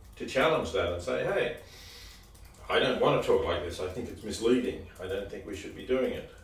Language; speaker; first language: English; native; English